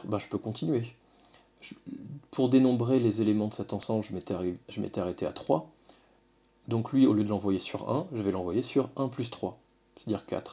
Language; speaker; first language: French; native; French